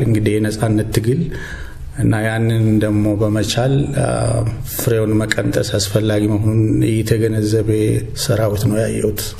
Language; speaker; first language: Amharic; non-native, local second language; Oromo